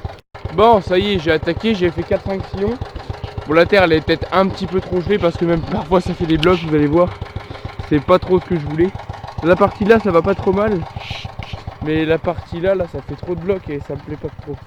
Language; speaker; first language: French; native; French